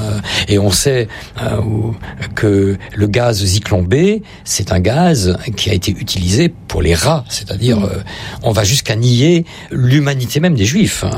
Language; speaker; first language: French; native; French